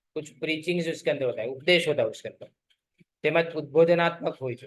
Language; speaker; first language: Hindi; non-native, local second language; Gujarati